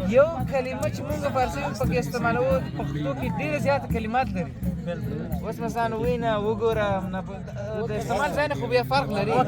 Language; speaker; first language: Pashto; non-native, local second language; Persian